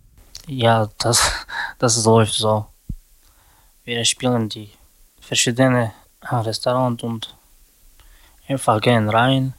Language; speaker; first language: German; non-native, learner; Romany